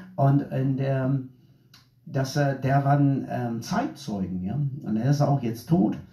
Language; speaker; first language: German; non-native, fluent; English